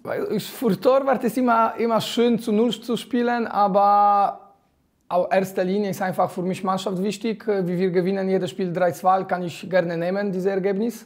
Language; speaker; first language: German; non-native, fluent; Polish